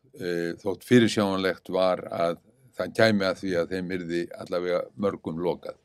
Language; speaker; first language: Icelandic; native; Icelandic